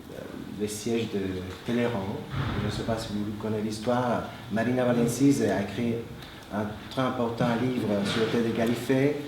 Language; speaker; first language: French; non-native, fluent; Italian